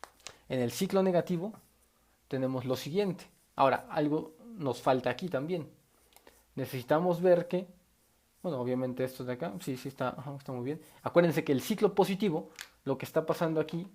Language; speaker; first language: Spanish; native; Spanish